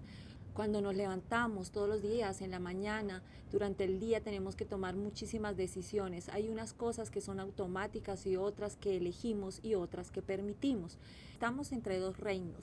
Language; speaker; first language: Spanish; native; Spanish